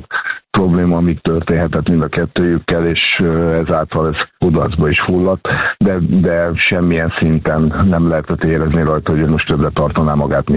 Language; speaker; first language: Hungarian; native; Hungarian